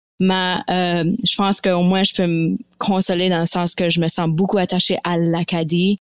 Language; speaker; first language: French; native; French